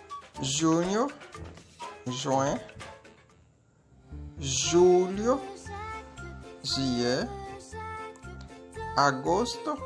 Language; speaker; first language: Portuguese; non-native, learner; Haitian Creole